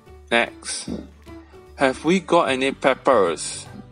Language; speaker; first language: English; non-native, local second language; Chinese